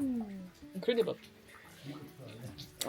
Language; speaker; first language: English; non-native, learner; French